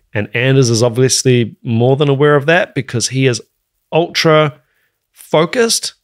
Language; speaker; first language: English; native; English